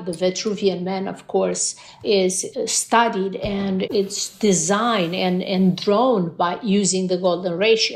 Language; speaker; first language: English; non-native, fluent; Romanian